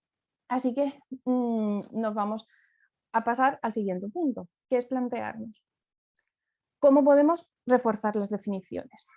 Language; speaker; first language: Spanish; native; Spanish